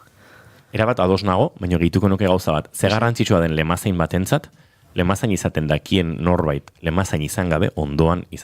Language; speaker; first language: Basque; native; Basque